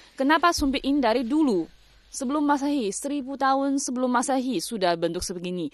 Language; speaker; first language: Indonesian; non-native, fluent; Chinese